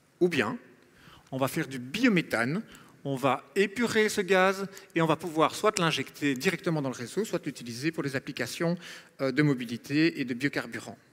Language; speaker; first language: French; native; French